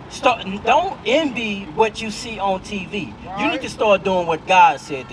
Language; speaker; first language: English; native; English